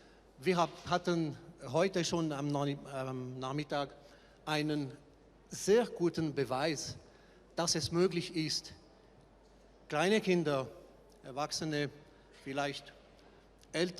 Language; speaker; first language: German; non-native, fluent; French